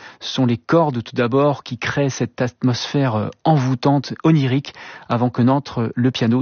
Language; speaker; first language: French; native; French